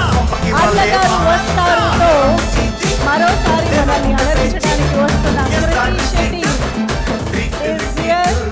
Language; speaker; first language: Telugu; native; Telugu